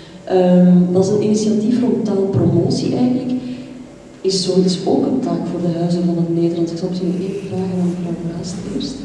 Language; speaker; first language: Dutch; native; Dutch